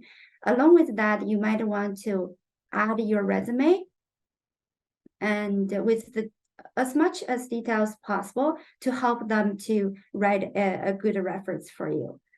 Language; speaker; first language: English; non-native, fluent; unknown